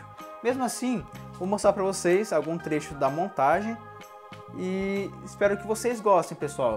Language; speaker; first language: Portuguese; native; Portuguese